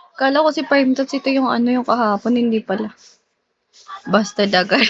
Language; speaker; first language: Filipino; native; Filipino